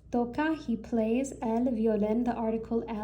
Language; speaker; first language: Spanish; non-native, learner; English